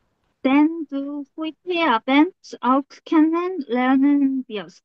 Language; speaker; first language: German; non-native, learner; Korean